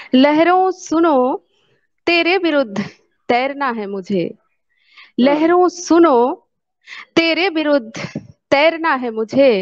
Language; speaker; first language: Hindi; native; Hindi